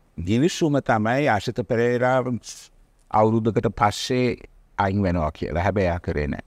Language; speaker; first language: Sinhala; non-native, local second language; Tamil